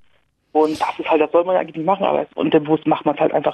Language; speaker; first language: German; native; German